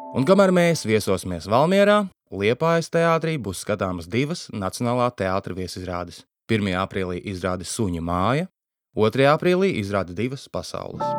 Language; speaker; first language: Latvian; native; Latvian